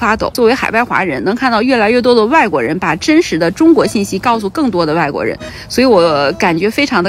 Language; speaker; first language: Chinese; native; Chinese